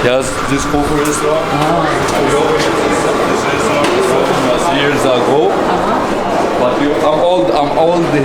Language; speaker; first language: English; non-native, learner; Arabic